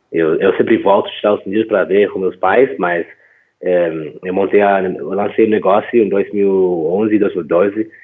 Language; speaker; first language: Portuguese; non-native, fluent; English